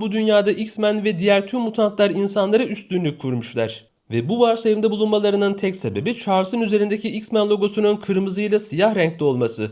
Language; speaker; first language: Turkish; native; Turkish